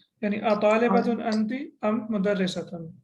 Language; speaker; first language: Arabic; non-native, fluent; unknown